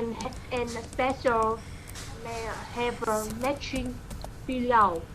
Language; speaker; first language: English; non-native, learner; Vietnamese